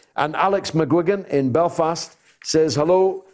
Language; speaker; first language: English; native; English